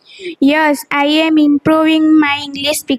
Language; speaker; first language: English; non-native, learner; Gujarati